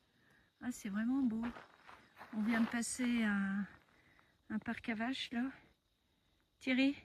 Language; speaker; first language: French; native; French